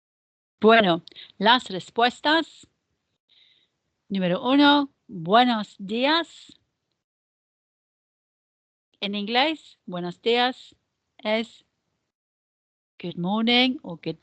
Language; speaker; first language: Spanish; non-native, fluent; English